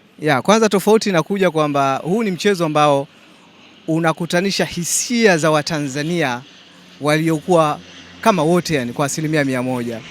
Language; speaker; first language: Swahili; native; Swahili